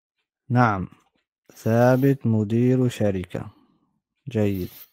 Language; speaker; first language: Arabic; non-native, fluent; German